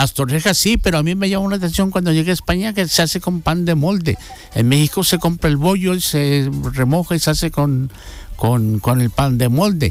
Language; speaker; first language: Spanish; native; Spanish